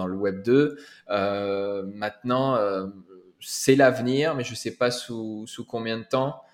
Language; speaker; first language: French; native; French